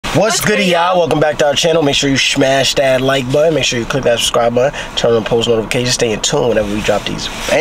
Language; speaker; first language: English; native; English